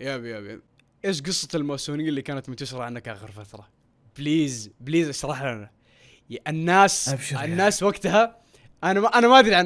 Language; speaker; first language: Arabic; native; Arabic